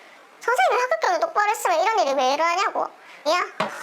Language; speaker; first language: Korean; native; Korean